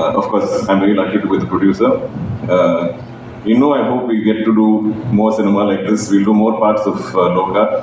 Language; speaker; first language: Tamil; non-native, local second language; Malayalam